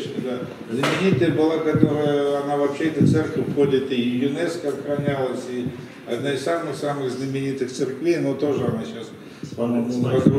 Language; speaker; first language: Russian; native; Russian